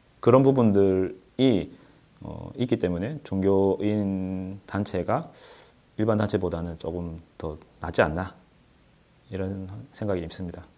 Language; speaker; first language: Korean; native; Korean